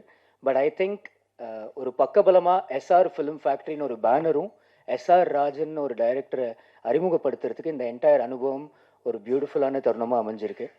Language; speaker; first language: Tamil; native; Tamil